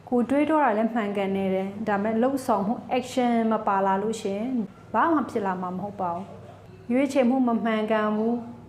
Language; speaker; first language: Burmese; non-native, local second language; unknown